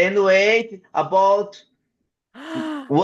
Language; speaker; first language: English; non-native, learner; Portuguese